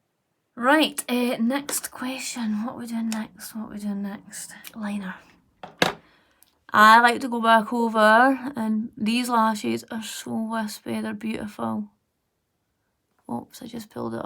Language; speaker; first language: English; native; English